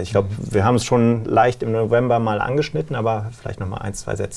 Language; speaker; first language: German; native; German